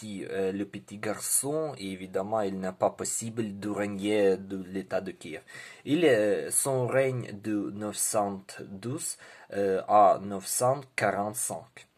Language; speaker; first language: French; non-native, learner; Ukrainian